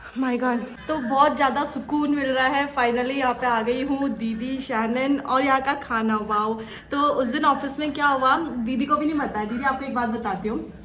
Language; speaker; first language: Hindi; native; Hindi